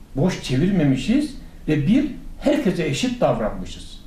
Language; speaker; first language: Turkish; native; Turkish